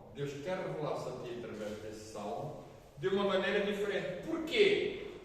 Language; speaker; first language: Portuguese; native; Portuguese